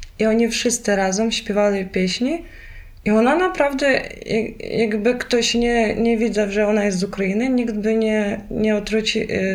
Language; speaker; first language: Polish; non-native, learner; Ukrainian